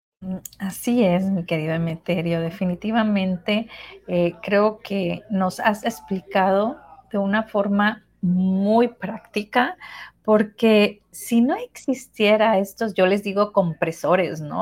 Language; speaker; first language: Spanish; native; Spanish